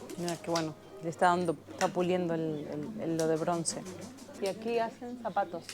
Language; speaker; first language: Spanish; native; Spanish